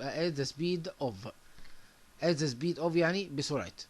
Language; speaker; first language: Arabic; native; Arabic